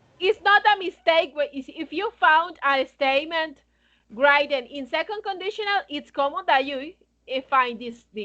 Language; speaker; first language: English; non-native, fluent; Spanish